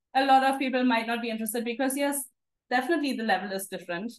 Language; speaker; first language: English; non-native, fluent; German